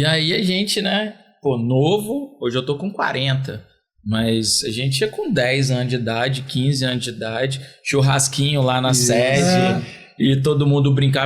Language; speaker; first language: Portuguese; native; Portuguese